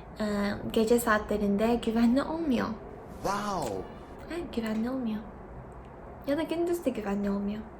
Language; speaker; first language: Turkish; non-native, fluent; Korean